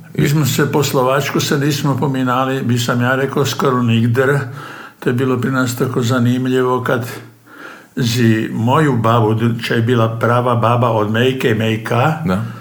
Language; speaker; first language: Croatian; native; Croatian